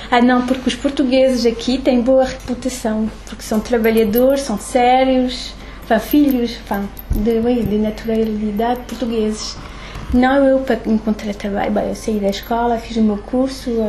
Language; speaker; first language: Portuguese; early bilingual, heritage; French